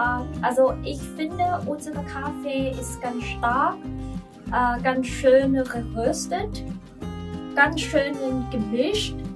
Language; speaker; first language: German; non-native, learner; Vietnamese